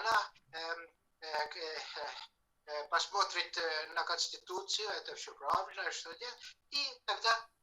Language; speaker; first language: Russian; non-native, fluent; Estonian